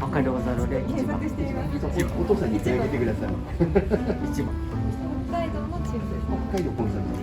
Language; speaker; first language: Japanese; non-native, learner; Thai